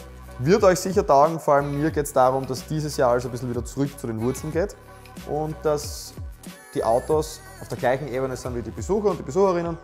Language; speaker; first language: German; native; German